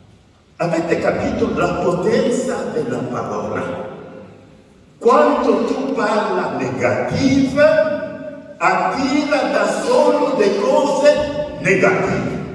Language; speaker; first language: Italian; non-native, fluent; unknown